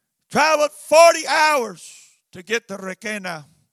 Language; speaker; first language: English; native; English